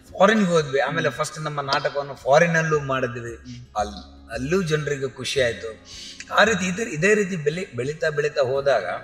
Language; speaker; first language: Kannada; non-native, local second language; Tulu